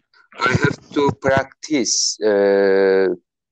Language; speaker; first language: English; non-native, learner; Turkish